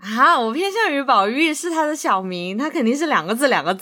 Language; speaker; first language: Chinese; native; Chinese